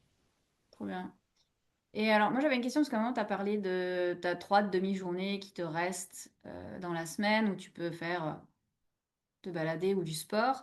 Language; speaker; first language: French; native; French